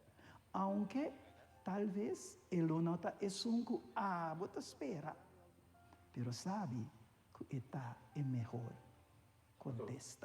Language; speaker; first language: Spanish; non-native, fluent; Papiamento